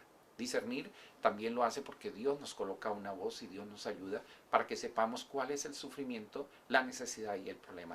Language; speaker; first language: Spanish; native; Spanish